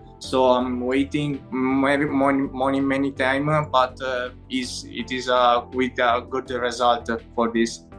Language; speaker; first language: English; non-native, learner; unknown